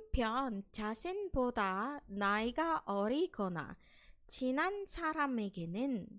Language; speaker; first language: Korean; non-native, fluent; Indonesian